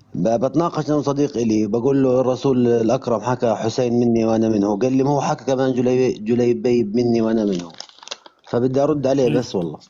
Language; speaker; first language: Arabic; native; Arabic